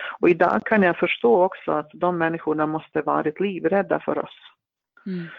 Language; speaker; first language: Swedish; non-native, fluent; Bosnian